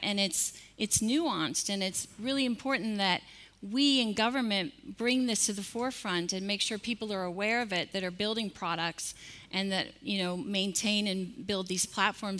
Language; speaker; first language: English; native; English